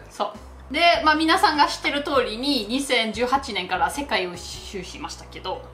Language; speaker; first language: Japanese; non-native, fluent; German